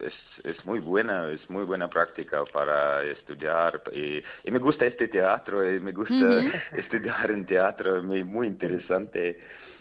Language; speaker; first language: Spanish; non-native, learner; Belarusian